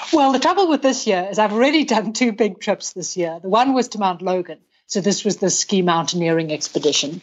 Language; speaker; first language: English; native; English